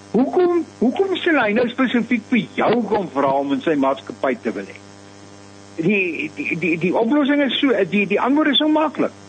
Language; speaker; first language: Afrikaans; native; Afrikaans